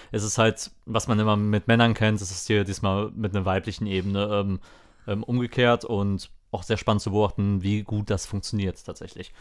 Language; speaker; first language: German; native; German